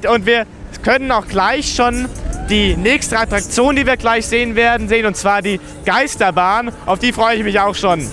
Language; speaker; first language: German; native; German